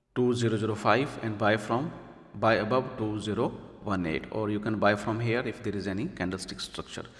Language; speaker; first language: English; non-native, local second language; Punjabi